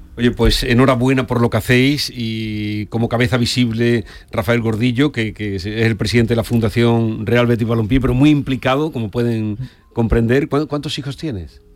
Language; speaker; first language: Spanish; native; Spanish